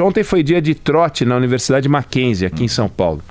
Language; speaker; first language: Portuguese; native; Portuguese